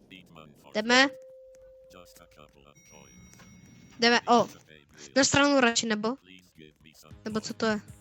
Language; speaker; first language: Czech; early bilingual, other home language; Russian